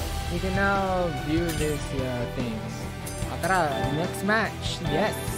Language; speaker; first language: English; non-native, local second language; Filipino